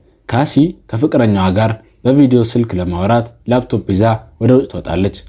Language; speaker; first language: Amharic; native; Amharic